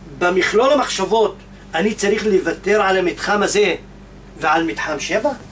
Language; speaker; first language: Hebrew; non-native, local second language; Arabic